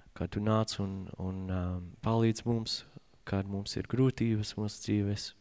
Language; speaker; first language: Latvian; non-native, learner; English